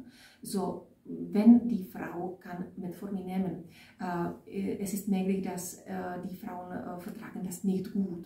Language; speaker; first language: German; non-native, fluent; Czech